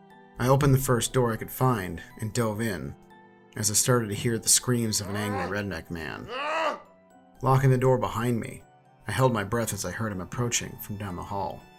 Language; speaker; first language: English; native; English